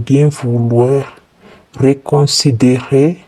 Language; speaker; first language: French; non-native, fluent; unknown